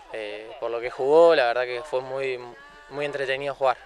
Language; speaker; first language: Spanish; native; Spanish